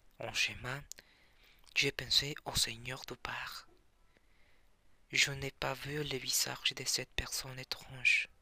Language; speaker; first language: French; non-native, learner; Spanish